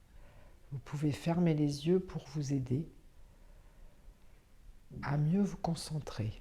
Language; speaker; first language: French; native; French